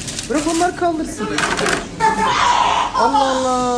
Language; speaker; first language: Turkish; native; Turkish